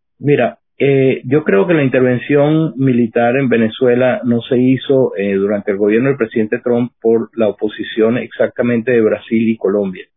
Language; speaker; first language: Spanish; native; Spanish